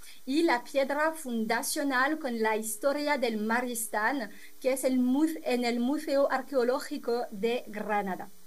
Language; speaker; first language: Spanish; non-native, fluent; French